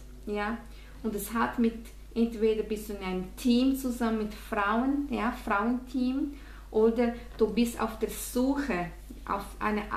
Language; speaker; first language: German; non-native, fluent; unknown